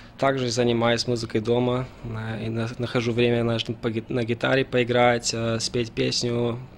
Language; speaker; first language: Russian; early bilingual, heritage; Russian